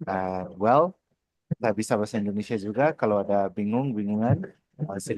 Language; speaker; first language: Indonesian; non-native, learner; Nepali